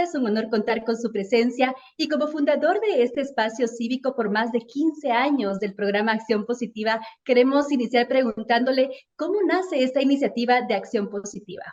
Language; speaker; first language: Spanish; native; Spanish